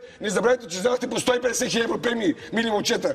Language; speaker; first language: Bulgarian; native; Bulgarian